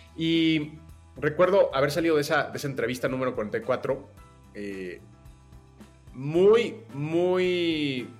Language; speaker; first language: Spanish; native; Spanish